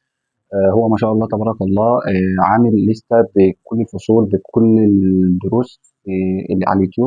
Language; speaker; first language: Arabic; native; Arabic